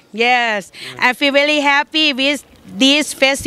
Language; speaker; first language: English; non-native, learner; Thai